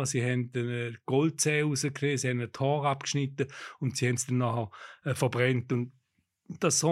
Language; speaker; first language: German; native; German